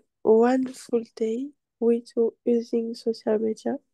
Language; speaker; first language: English; non-native, learner; French